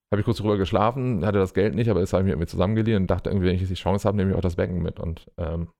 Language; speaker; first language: German; native; German